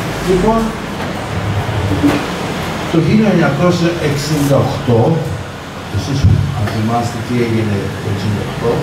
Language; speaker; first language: Greek; early bilingual, heritage; Greek